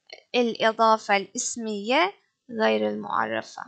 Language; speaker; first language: Arabic; non-native, fluent; Turkish